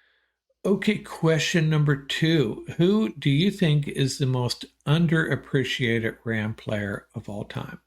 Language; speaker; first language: English; native; English